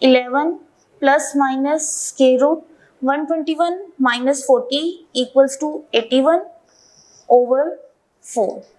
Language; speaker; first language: English; non-native, local second language; Urdu